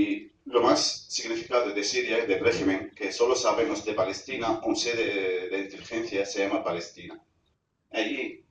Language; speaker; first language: Spanish; non-native, fluent; Arabic